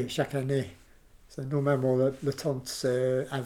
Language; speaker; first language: French; non-native, learner; English